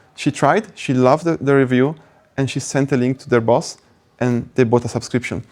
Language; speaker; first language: English; non-native, fluent; Italian